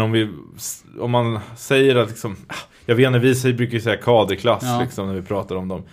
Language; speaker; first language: Swedish; native; Swedish